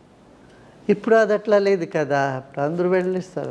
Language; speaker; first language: Telugu; non-native, local second language; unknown